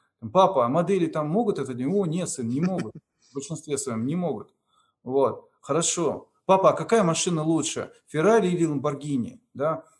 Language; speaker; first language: Russian; native; Russian